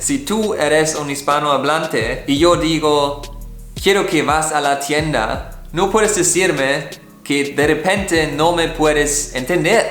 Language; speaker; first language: Spanish; non-native, fluent; German